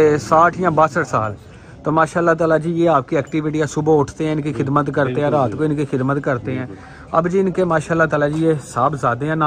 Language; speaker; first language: Urdu; non-native, local second language; Punjabi